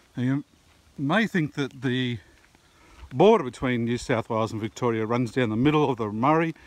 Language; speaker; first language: English; native; English